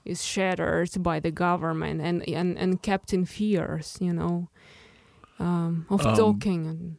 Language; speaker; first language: English; non-native, fluent; Russian